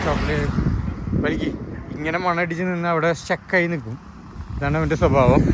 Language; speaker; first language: Malayalam; native; Malayalam